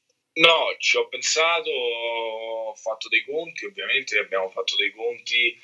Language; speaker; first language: Italian; native; Italian